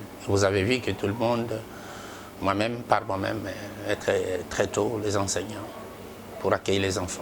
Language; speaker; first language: French; non-native, local second language; Lingala